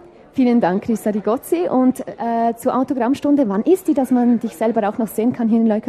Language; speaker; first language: German; native; German